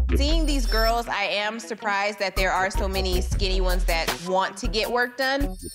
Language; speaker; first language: English; native; English